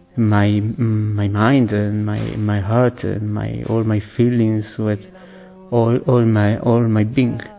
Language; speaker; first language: English; non-native, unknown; Spanish